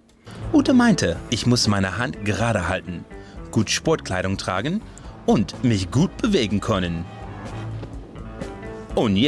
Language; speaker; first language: German; non-native, learner; English